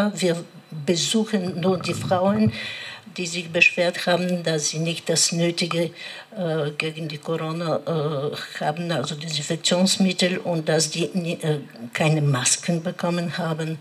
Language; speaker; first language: German; non-native, learner; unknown